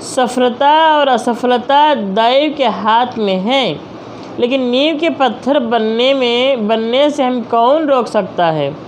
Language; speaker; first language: Hindi; non-native, local second language; Telugu